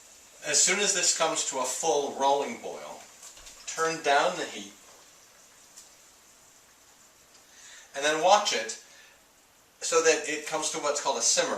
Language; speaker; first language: English; native; English